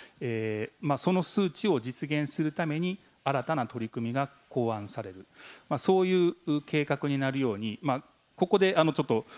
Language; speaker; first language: Japanese; native; Japanese